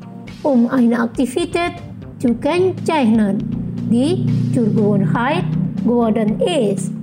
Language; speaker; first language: German; non-native, fluent; Indonesian